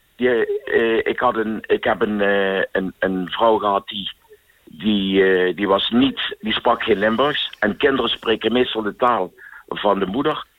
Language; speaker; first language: Dutch; native; Dutch